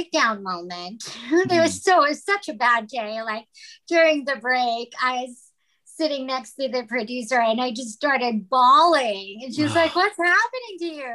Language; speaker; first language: English; non-native, local second language; Filipino